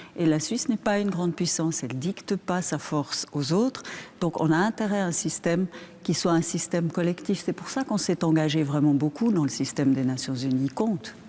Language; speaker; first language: French; native; French